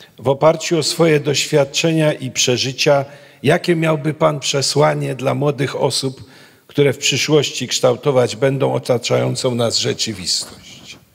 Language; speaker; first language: Polish; native; Polish